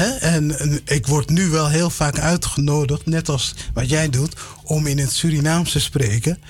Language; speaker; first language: Dutch; early bilingual, other home language; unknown